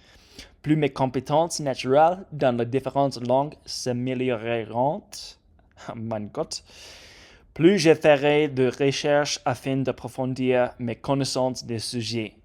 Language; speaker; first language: French; non-native, learner; English